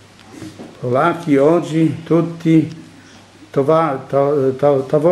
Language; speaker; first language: Italian; non-native, learner; Polish